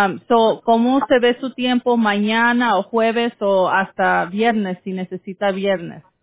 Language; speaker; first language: Spanish; early bilingual, heritage; Spanish